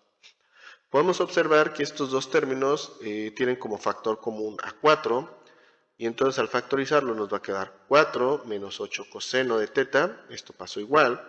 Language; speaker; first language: Spanish; native; Spanish